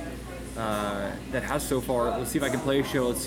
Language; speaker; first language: English; native; English